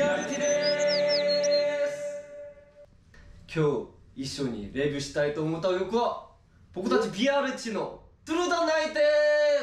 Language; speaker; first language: Japanese; non-native, fluent; Korean